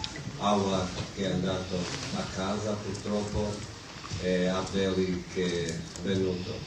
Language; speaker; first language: Italian; non-native, fluent; Bosnian